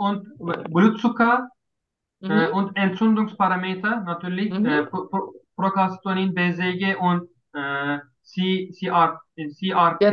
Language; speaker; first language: German; non-native, learner; Turkish